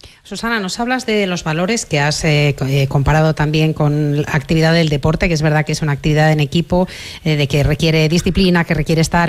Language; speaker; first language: Spanish; native; Spanish